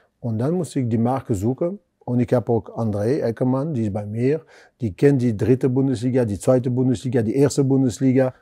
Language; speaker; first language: German; non-native, fluent; French